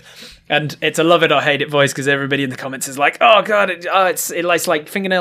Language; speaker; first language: English; native; English